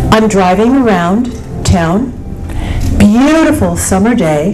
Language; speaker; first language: English; native; English